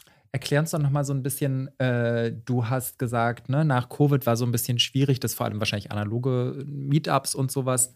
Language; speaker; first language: German; native; German